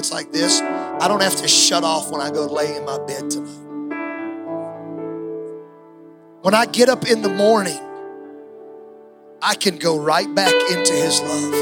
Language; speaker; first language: English; native; English